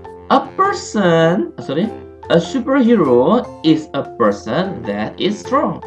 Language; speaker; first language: English; non-native, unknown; Indonesian